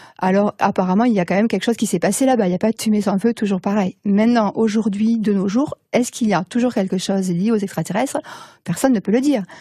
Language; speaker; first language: French; native; French